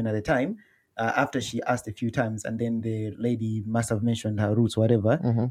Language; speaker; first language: English; non-native, local second language; Nyanja